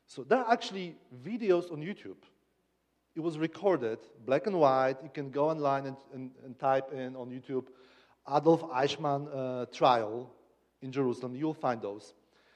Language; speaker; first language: English; non-native, fluent; Polish